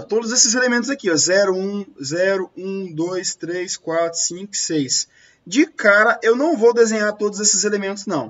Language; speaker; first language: Portuguese; native; Portuguese